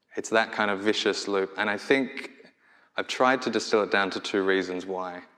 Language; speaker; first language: English; native; English